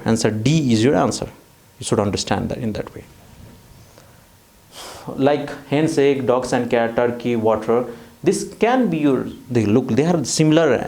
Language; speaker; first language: English; non-native, fluent; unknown